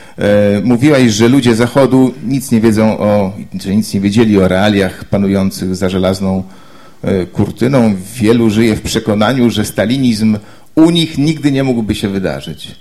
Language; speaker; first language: Polish; native; Polish